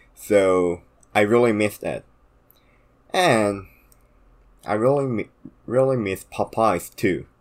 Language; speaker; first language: English; non-native, fluent; Korean